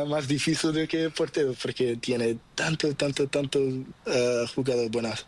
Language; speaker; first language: Spanish; non-native, learner; Portuguese